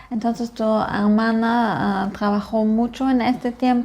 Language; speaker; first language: Spanish; non-native, fluent; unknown